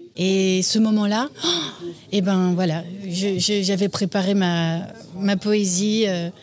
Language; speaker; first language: French; native; French